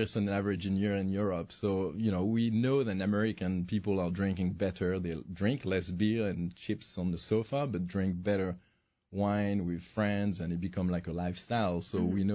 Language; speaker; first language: English; non-native, fluent; French